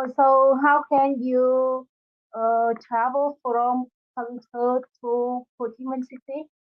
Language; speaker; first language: English; non-native, learner; Vietnamese